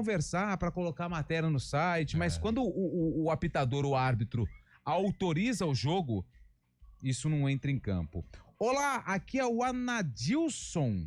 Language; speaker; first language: Portuguese; native; Portuguese